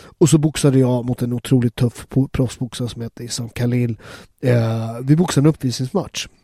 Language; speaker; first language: Swedish; native; Swedish